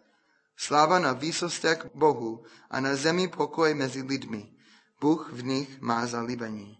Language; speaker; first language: Czech; non-native, fluent; English